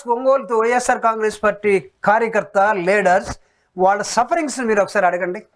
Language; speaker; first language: Telugu; native; Telugu